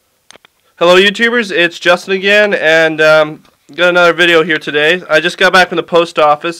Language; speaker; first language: English; native; English